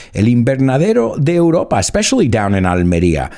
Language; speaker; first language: English; early bilingual, other home language; Spanish